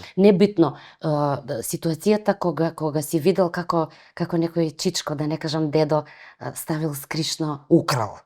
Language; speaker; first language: Macedonian; native; Macedonian